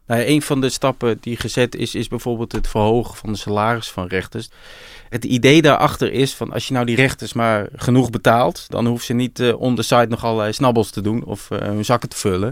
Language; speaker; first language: Dutch; native; Dutch